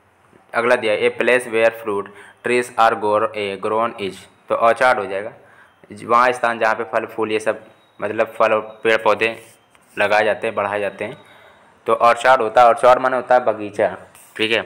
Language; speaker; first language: Hindi; native; Hindi